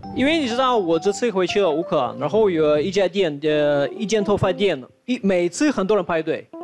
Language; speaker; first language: Chinese; non-native, fluent; Ukrainian